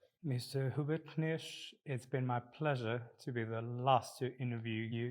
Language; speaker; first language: English; non-native, fluent; Georgian